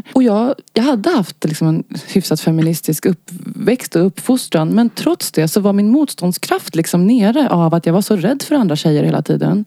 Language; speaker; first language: Swedish; native; Swedish